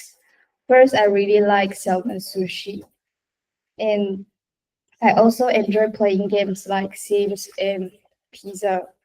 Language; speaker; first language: English; non-native, local second language; Chinese